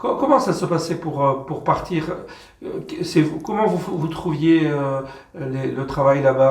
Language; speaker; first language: French; native; French